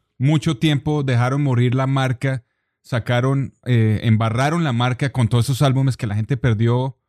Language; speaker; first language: Spanish; native; Spanish